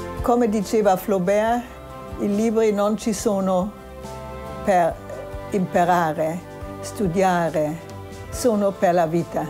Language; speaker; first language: Italian; non-native, fluent; German